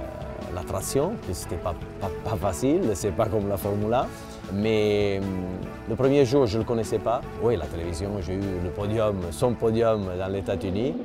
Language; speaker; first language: French; non-native, fluent; Italian